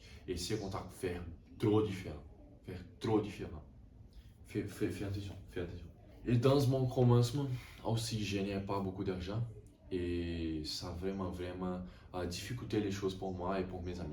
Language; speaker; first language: French; non-native, learner; Portuguese